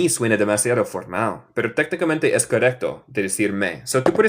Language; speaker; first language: Spanish; non-native, fluent; English